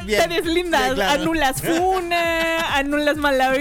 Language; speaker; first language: Spanish; native; Spanish